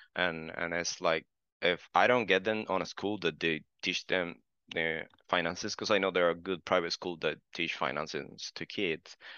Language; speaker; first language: English; non-native, fluent; Spanish